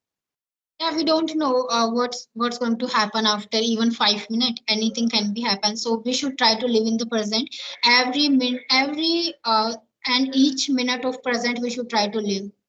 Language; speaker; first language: English; non-native, learner; Hindi